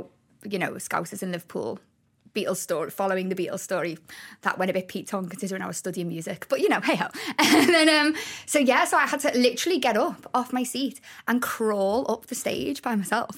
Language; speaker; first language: English; native; English